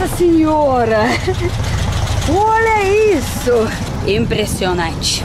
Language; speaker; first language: Portuguese; non-native, fluent; Russian